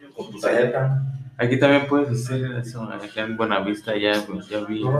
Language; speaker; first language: Spanish; early bilingual, heritage; Spanish